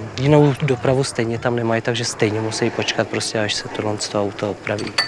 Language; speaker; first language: Czech; native; Czech